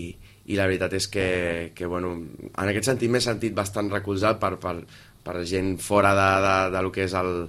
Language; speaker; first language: Catalan; native; Catalan